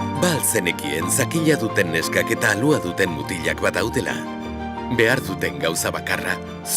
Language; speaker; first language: Basque; native; Basque